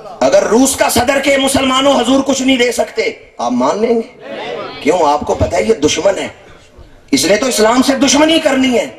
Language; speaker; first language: Urdu; non-native, local second language; Punjabi